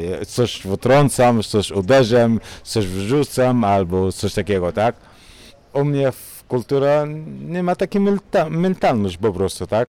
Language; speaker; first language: Polish; non-native, learner; Arabic